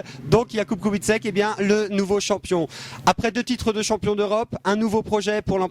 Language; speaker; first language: French; native; French